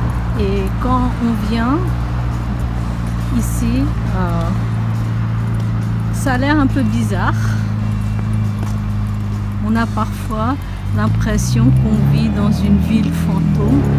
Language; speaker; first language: French; non-native, fluent; Bangla